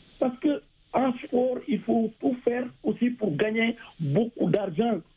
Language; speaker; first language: French; non-native, local second language; Wolof